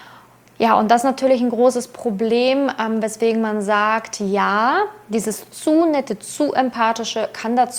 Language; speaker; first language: German; native; German